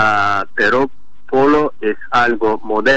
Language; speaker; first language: Spanish; non-native, learner; Azerbaijani